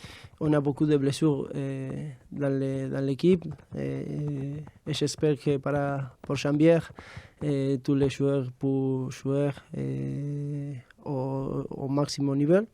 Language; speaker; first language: French; non-native, fluent; Spanish